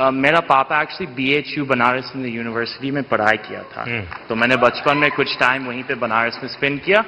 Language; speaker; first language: Hindi; non-native, fluent; English